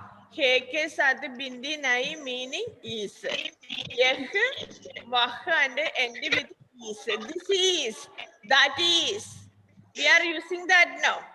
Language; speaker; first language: English; non-native, local second language; Malayalam